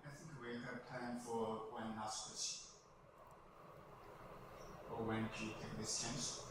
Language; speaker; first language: English; non-native, fluent; Chinese